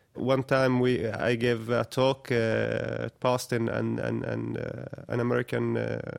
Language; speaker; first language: English; non-native, fluent; Arabic